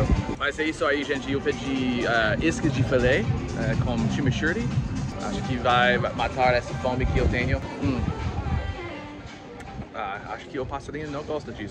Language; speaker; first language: Portuguese; non-native, fluent; English